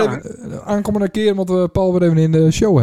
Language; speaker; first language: Dutch; native; Dutch